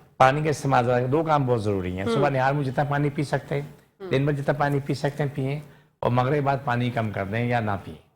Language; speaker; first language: Urdu; non-native, local second language; Punjabi